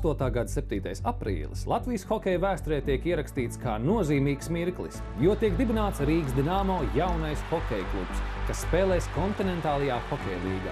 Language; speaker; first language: Latvian; native; Latvian